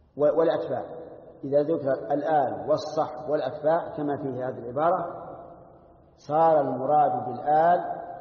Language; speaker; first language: Arabic; native; Arabic